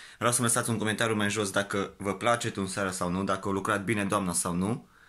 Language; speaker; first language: Romanian; non-native, local second language; Hungarian